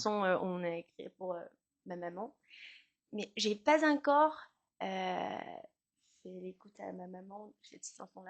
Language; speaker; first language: French; non-native, learner; Chinese